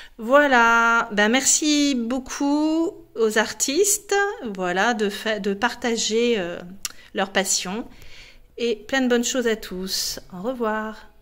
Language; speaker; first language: French; native; French